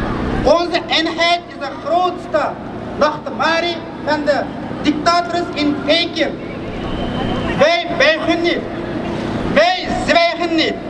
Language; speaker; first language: Dutch; non-native, fluent; Uyghur